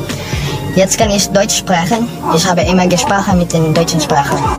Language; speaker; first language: German; non-native, learner; Filipino